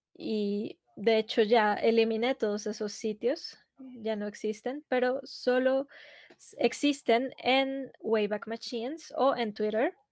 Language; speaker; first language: Spanish; non-native, fluent; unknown